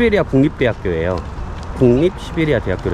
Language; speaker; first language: Korean; native; Korean